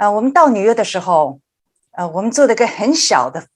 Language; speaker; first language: Chinese; early bilingual, heritage; Chinese